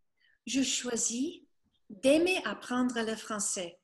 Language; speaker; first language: French; non-native, fluent; English